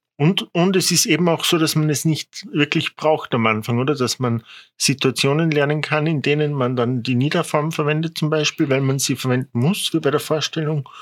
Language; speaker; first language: German; native; German